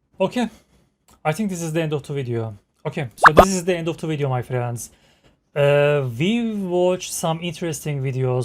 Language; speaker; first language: English; non-native, fluent; Turkish